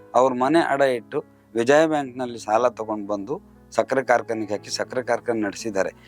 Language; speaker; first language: Kannada; native; Kannada